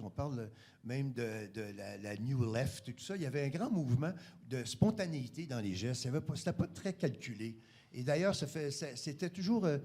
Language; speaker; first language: French; native; French